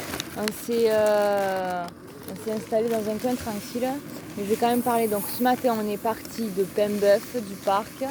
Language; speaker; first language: French; native; French